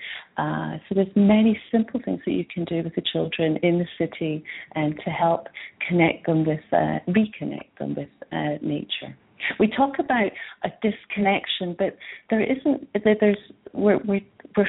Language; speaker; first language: English; native; English